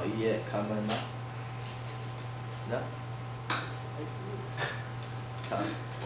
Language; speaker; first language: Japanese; non-native, learner; English